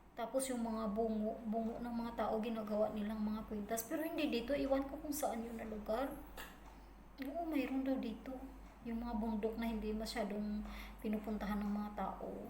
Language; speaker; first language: Filipino; non-native, local second language; Hiligaynon